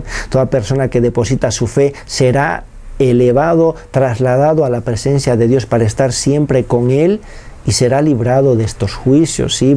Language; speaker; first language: Spanish; native; Spanish